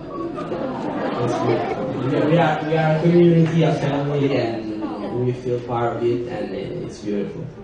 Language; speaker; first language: English; non-native, learner; Italian